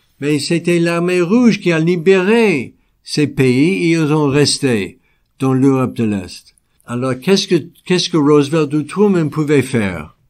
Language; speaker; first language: French; non-native, fluent; English